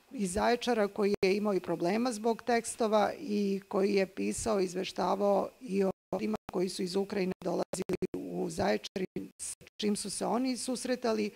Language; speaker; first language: Bosnian; native; Bosnian